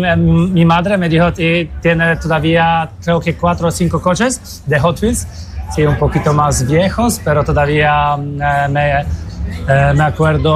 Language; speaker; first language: Spanish; non-native, fluent; Polish